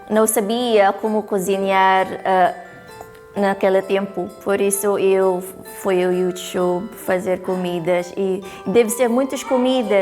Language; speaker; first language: Portuguese; non-native, fluent; Cebuano